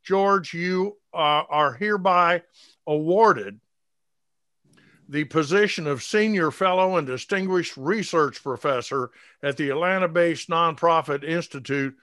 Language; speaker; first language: English; native; English